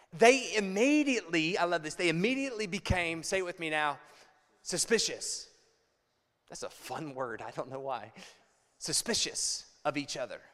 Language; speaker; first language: English; native; English